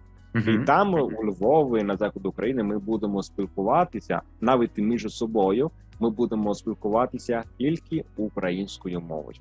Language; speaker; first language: Ukrainian; non-native, fluent; Italian